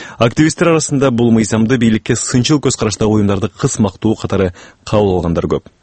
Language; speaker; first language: Kyrgyz; native; Kyrgyz